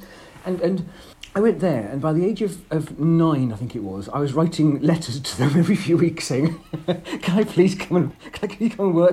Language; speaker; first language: English; native; English